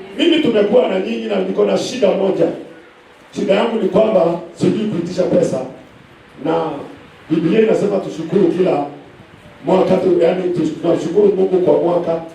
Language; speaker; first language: Swahili; non-native, local second language; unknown